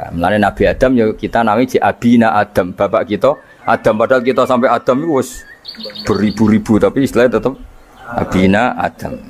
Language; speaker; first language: Indonesian; non-native, local second language; Javanese